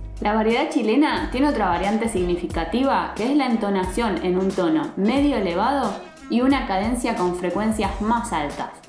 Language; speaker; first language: Spanish; native; Spanish